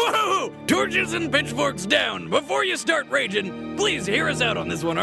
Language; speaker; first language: English; native; English